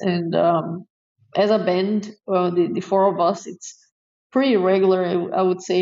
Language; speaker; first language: English; non-native, fluent; Portuguese